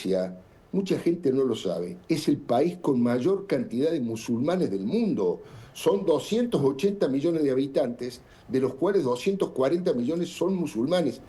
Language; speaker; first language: Spanish; native; Spanish